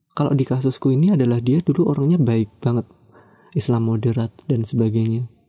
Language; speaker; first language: Indonesian; non-native, local second language; Javanese